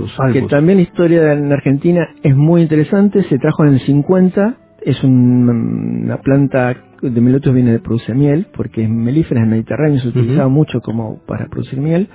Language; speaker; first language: Spanish; native; Spanish